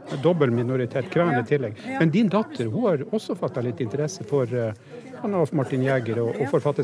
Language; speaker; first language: Norwegian; native; Norwegian